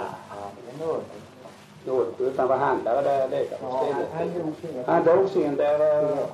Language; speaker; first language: Swedish; native; Swedish